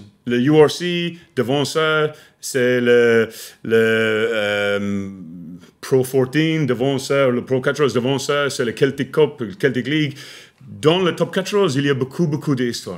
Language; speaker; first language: French; non-native, learner; English